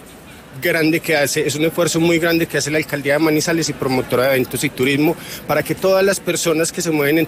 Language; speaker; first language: Spanish; native; Spanish